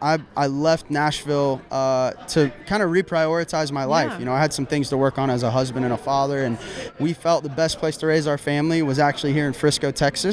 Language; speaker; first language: English; native; English